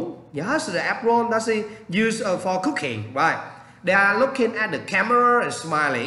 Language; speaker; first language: English; non-native, learner; Vietnamese